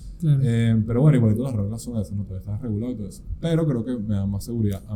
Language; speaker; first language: Spanish; native; Spanish